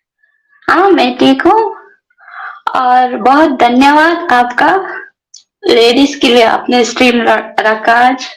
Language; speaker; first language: Hindi; non-native, local second language; Kannada